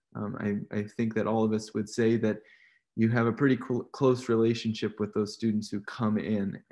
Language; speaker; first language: English; native; English